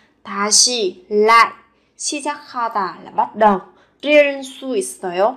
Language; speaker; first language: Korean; non-native, fluent; Vietnamese